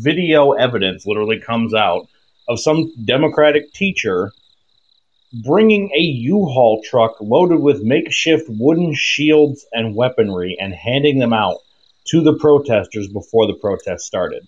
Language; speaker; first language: English; native; English